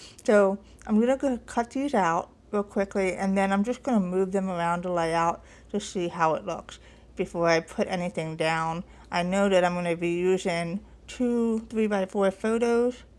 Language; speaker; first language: English; native; English